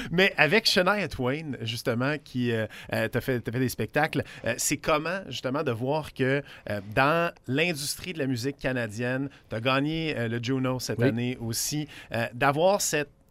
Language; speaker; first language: French; native; French